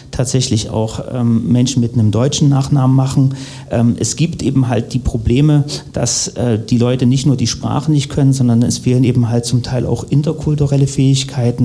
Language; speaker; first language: German; native; German